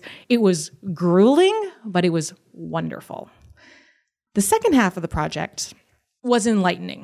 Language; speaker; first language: English; native; English